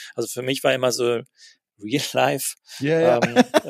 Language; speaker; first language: German; native; German